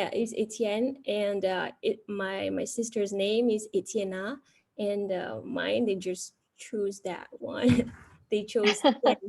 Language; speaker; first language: English; non-native, fluent; Malagasy